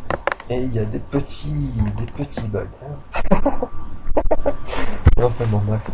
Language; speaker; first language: French; native; French